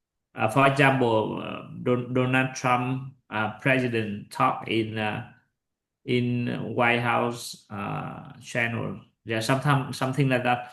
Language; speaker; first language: English; non-native, learner; Vietnamese